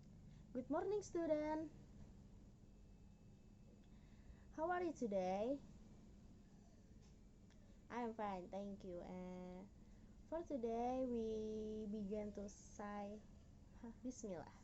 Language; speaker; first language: English; non-native, learner; Indonesian